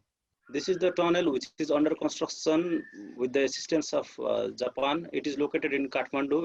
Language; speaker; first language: English; non-native, fluent; Nepali